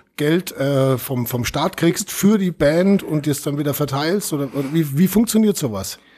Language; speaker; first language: German; native; German